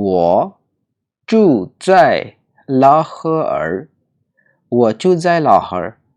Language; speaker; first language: Chinese; non-native, learner; Urdu